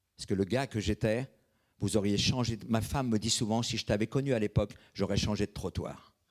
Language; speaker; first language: French; native; French